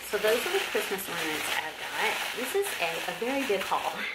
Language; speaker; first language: English; native; English